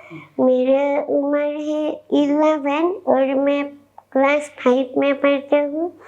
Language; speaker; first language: Hindi; non-native, local second language; Assamese